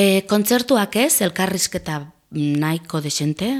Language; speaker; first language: Basque; non-native, local second language; Spanish